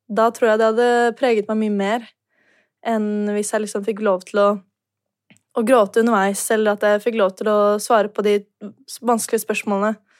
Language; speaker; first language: Norwegian; native; Norwegian